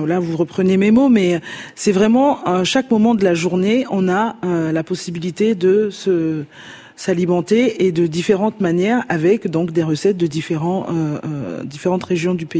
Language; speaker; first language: French; non-native, local second language; Fon